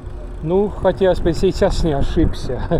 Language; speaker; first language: Russian; non-native, local second language; Estonian